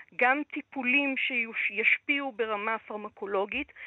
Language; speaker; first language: Hebrew; non-native, fluent; Russian